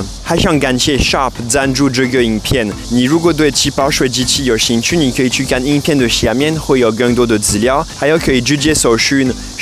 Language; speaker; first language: Chinese; non-native, fluent; French